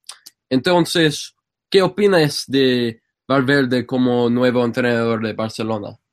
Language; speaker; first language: Spanish; non-native, fluent; English